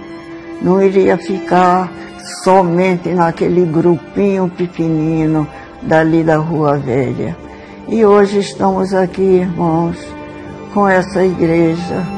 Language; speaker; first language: Portuguese; early bilingual, other home language; Swedish